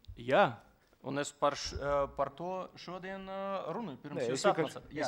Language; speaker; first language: Latvian; non-native, local second language; Russian